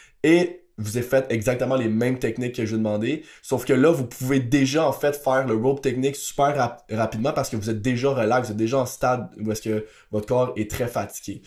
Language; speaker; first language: French; native; French